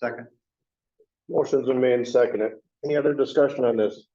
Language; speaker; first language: English; native; English